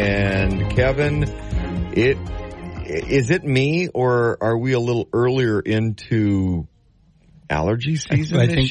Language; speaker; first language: English; native; English